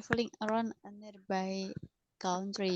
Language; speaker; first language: English; non-native, learner; Indonesian